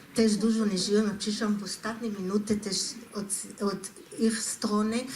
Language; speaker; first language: Polish; non-native, fluent; Hebrew